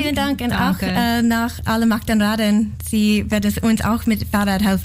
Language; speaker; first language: German; non-native, learner; English